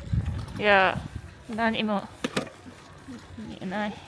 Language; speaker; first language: Japanese; non-native, learner; Korean